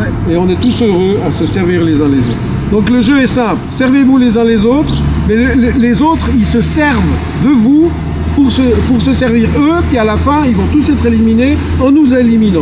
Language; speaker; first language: French; native; French